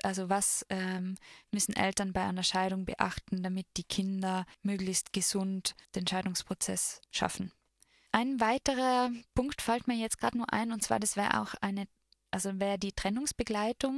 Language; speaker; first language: German; native; German